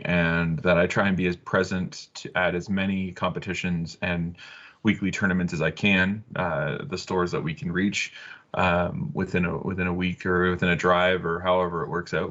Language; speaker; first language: English; native; English